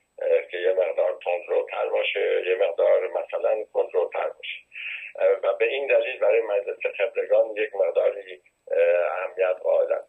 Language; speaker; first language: Persian; native; Persian